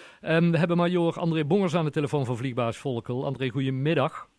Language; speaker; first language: Dutch; native; Dutch